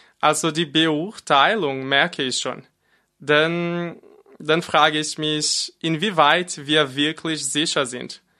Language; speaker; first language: German; non-native, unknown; Portuguese